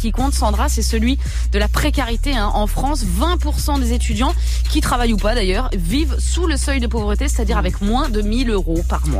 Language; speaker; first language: French; native; French